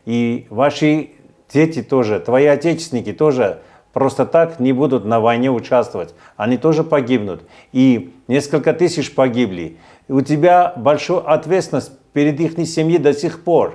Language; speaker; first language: Russian; non-native, fluent; Armenian